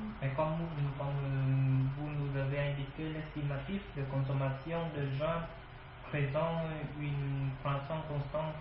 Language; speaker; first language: French; non-native, learner; Vietnamese